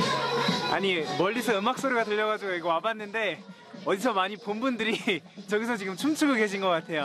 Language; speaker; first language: Korean; native; Korean